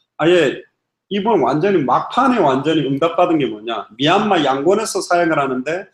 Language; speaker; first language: Korean; native; Korean